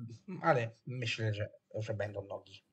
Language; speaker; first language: Polish; non-native, fluent; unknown